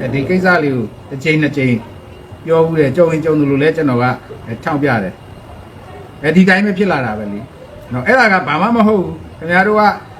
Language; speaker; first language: Burmese; native; Burmese